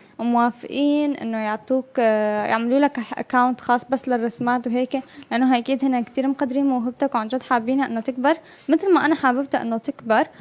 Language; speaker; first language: Arabic; native; Arabic